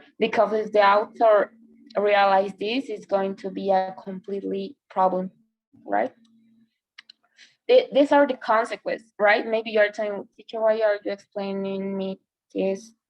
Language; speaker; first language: English; non-native, fluent; Spanish